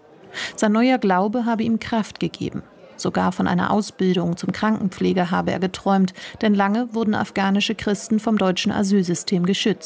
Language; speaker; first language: German; native; German